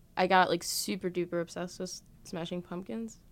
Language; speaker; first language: English; native; English